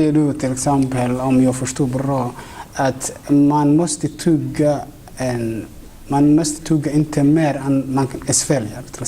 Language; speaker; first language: Swedish; non-native, fluent; Somali